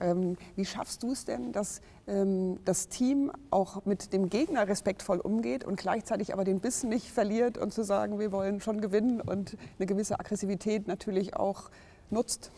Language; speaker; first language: German; native; German